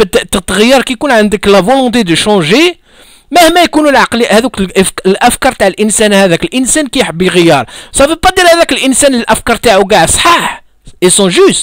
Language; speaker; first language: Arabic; native; Arabic